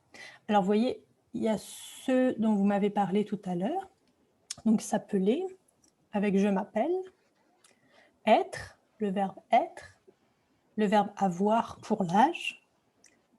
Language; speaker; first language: French; native; French